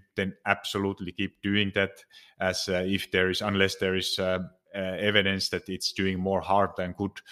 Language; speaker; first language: English; non-native, fluent; Finnish